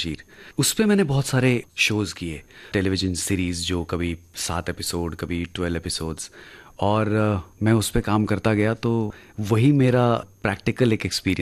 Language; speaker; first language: Hindi; native; Hindi